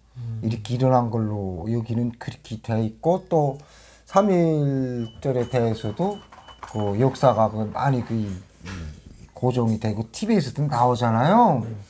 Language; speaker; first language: Korean; native; Korean